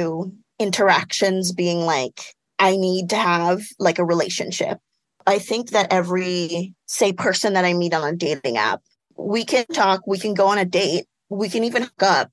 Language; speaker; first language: English; native; English